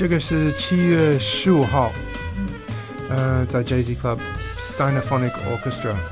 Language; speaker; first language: Chinese; non-native, fluent; English